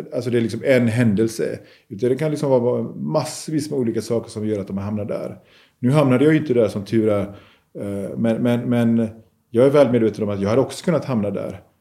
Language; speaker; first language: Swedish; early bilingual, other home language; Persian